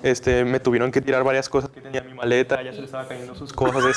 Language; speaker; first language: Spanish; native; Spanish